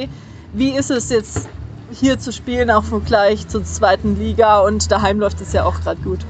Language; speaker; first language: German; native; German